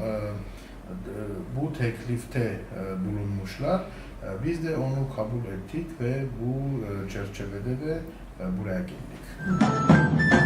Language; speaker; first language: Turkish; non-native, fluent; Armenian